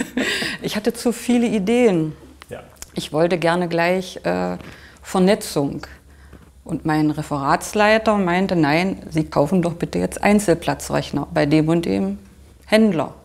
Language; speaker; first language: German; native; German